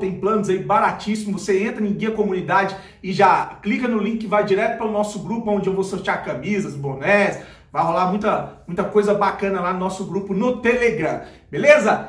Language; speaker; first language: Portuguese; native; Portuguese